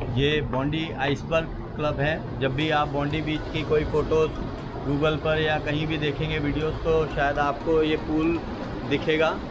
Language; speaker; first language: Hindi; native; Hindi